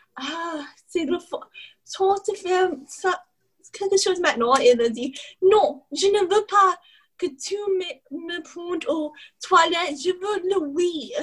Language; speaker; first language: French; non-native, learner; English